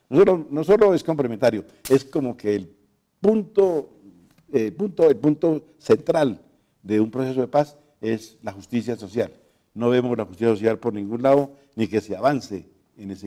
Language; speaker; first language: Spanish; native; Spanish